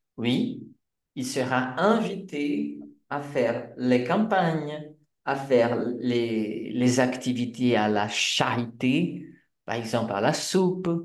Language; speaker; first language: French; non-native, fluent; Portuguese